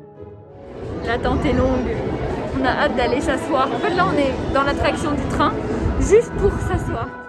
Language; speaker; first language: French; native; French